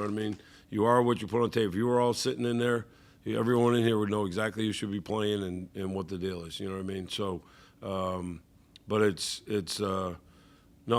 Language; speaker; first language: English; native; English